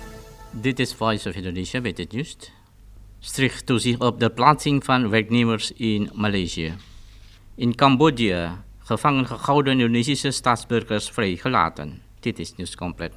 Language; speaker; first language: Dutch; non-native, fluent; Indonesian